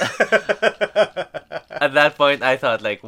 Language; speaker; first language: English; non-native, local second language; Filipino